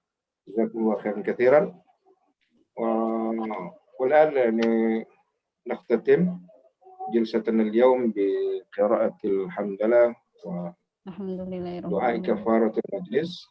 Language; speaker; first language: Arabic; non-native, fluent; Indonesian